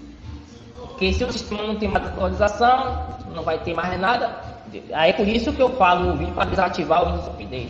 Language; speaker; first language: Portuguese; native; Portuguese